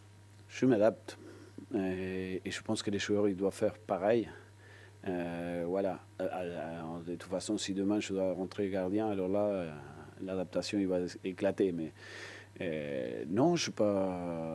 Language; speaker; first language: French; non-native, fluent; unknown